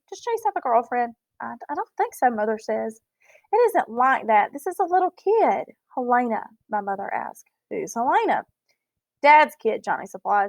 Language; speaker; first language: English; native; English